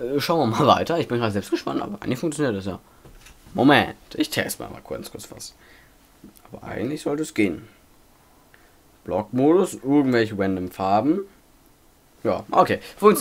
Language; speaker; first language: German; native; German